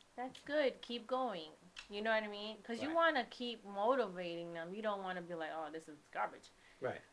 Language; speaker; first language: English; native; English